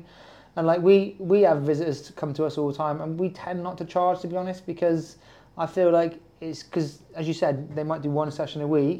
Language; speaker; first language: English; native; English